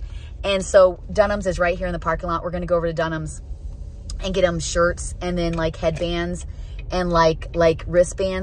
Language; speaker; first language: English; native; English